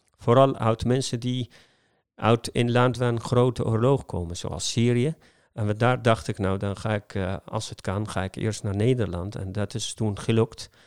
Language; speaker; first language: Dutch; non-native, fluent; Arabic